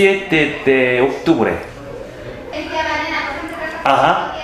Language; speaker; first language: Spanish; non-native, learner; Korean